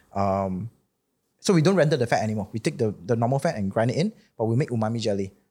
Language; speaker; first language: English; non-native, local second language; Chinese